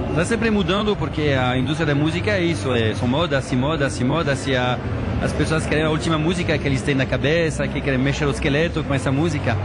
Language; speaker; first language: Portuguese; non-native, fluent; French